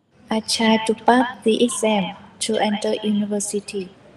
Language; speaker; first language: English; non-native, learner; Vietnamese